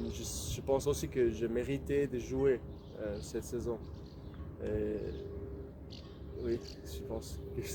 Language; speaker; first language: French; non-native, local second language; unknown